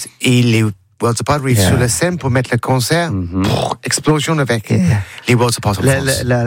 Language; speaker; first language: French; non-native, learner; English